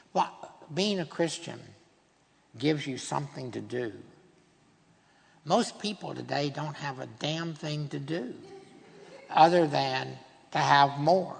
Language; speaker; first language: English; native; English